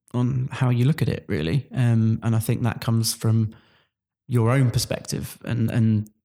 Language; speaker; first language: English; native; English